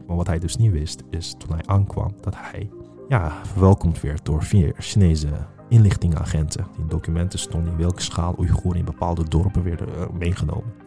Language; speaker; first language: Dutch; non-native, fluent; Uyghur